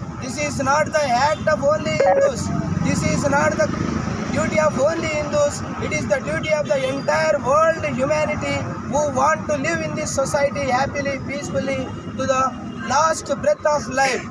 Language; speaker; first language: English; non-native, local second language; Telugu